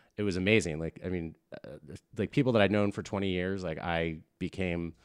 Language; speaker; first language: English; native; English